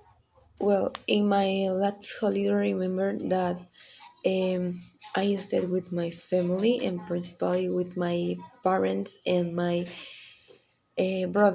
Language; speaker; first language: English; non-native, learner; Spanish